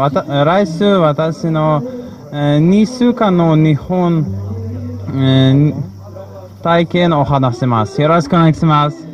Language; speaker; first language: Japanese; non-native, learner; Russian